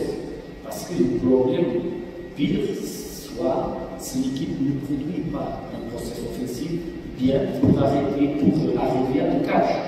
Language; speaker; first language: French; non-native, fluent; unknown